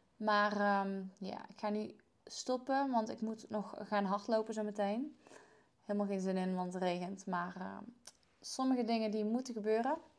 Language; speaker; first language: Dutch; native; Dutch